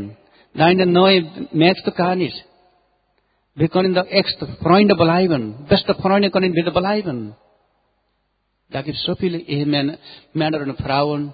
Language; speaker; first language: German; non-native, learner; Nepali